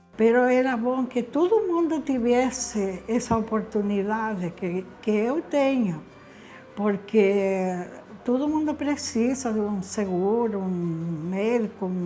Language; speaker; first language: Portuguese; non-native, fluent; Spanish